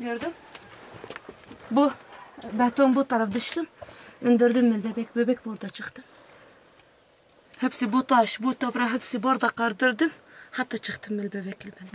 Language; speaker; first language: Turkish; non-native, learner; Arabic